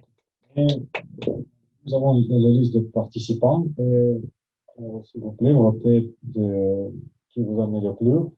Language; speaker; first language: French; non-native, learner; Russian